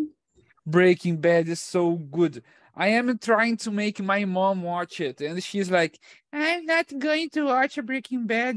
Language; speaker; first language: English; non-native, fluent; Portuguese